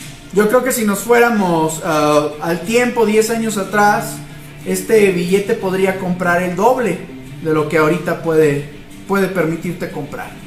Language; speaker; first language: Spanish; native; Spanish